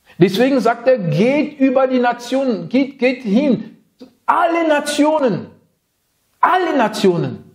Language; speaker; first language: German; non-native, fluent; French